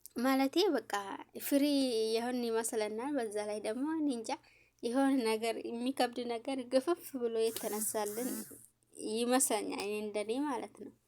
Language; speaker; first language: Amharic; native; Amharic